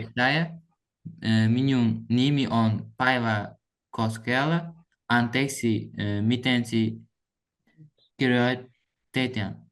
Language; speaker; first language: Finnish; non-native, learner; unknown